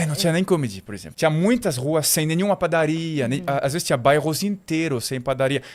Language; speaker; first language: Portuguese; non-native, fluent; French